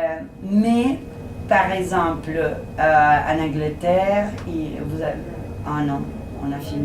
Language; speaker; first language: French; non-native, fluent; Spanish